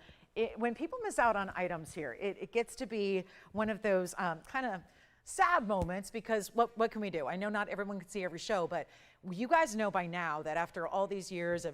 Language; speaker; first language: English; native; English